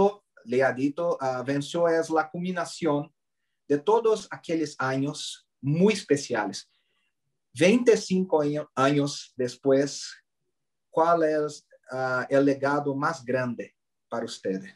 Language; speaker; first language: Spanish; non-native, learner; Portuguese